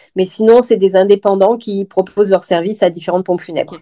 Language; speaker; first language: French; native; French